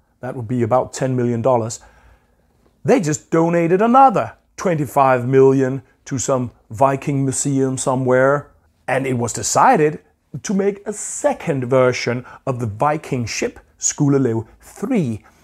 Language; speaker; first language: English; non-native, fluent; Danish